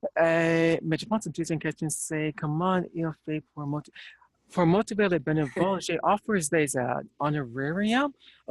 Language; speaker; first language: French; non-native, learner; English